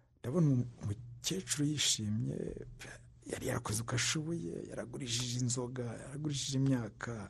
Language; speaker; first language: Kinyarwanda; native; Kinyarwanda